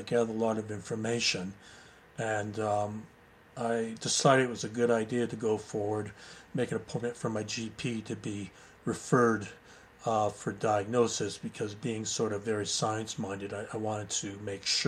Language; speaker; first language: English; native; English